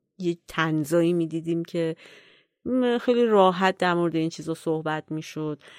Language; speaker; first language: Persian; native; Persian